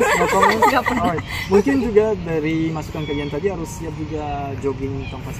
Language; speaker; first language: Indonesian; non-native, fluent; French